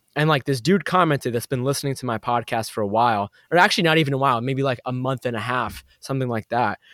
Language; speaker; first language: English; native; English